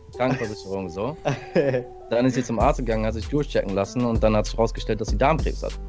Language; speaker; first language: German; early bilingual, other home language; English